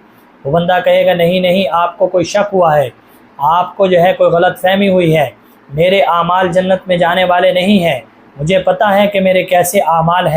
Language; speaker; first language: Urdu; native; Urdu